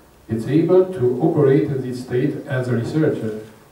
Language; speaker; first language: English; non-native, fluent; Romanian